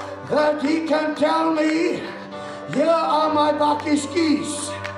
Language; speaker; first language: English; non-native, local second language; Afrikaans